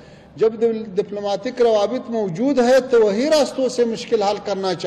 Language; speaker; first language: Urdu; non-native, fluent; Pashto